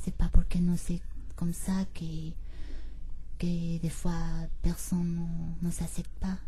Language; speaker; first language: French; non-native, fluent; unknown